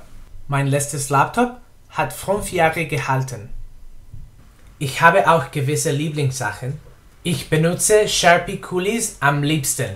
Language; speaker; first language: German; non-native, learner; English